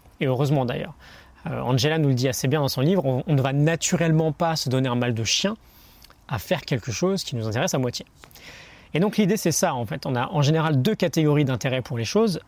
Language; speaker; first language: French; native; French